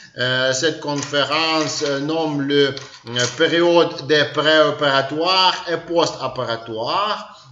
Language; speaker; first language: French; non-native, learner; Ukrainian